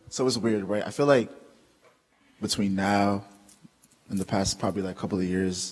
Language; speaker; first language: English; native; English